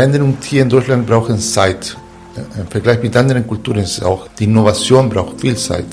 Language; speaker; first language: German; non-native, fluent; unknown